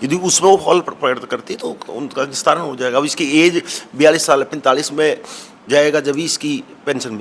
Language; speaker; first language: Hindi; native; Hindi